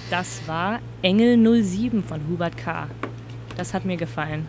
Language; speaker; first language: German; native; German